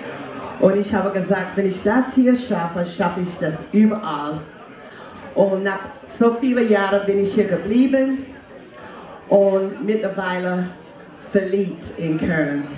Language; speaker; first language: German; non-native, fluent; English